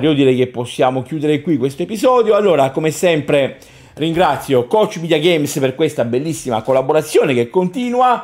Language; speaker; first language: Italian; native; Italian